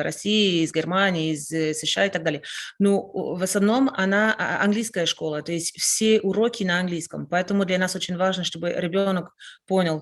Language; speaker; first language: Russian; non-native, fluent; French